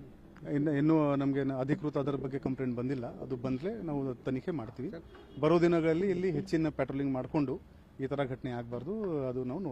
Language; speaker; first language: Kannada; non-native, fluent; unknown